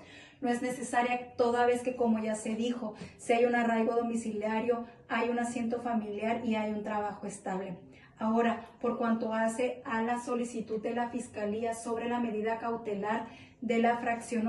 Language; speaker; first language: Spanish; native; Spanish